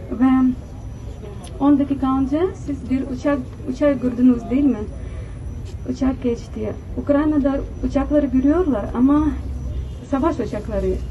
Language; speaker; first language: Turkish; non-native, learner; Ukrainian